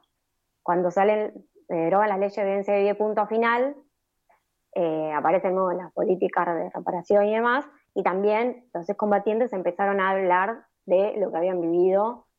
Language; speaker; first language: Spanish; native; Spanish